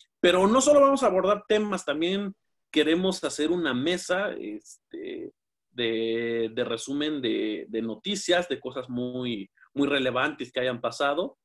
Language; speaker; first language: Spanish; native; Spanish